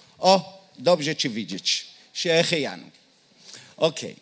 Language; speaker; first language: Polish; non-native, learner; Hebrew